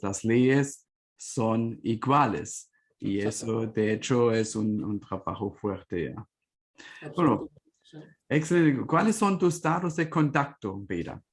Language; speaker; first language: Spanish; non-native, fluent; German